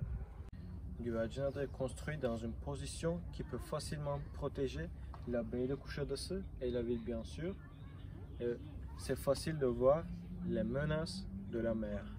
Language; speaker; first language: French; non-native, learner; Turkish